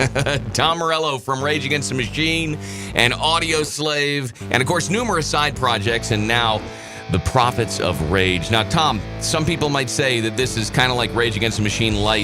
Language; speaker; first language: English; native; English